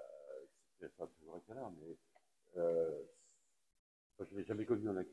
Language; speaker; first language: French; native; French